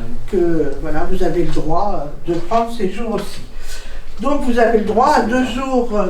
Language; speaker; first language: French; native; French